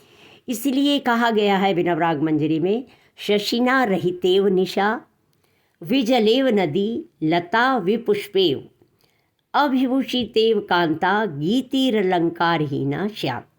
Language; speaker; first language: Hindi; native; Hindi